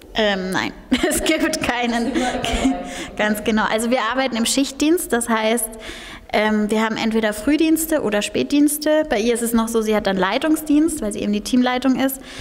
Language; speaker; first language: German; native; German